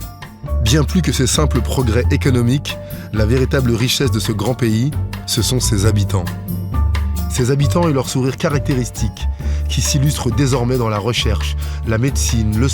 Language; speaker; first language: French; native; French